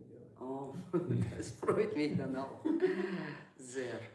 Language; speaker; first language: German; non-native, learner; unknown